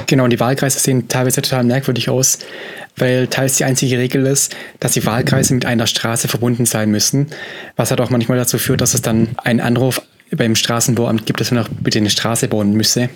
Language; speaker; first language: German; native; German